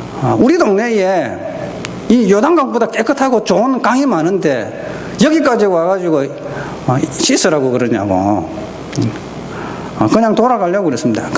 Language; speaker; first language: Korean; native; Korean